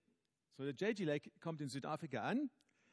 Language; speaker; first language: German; non-native, fluent; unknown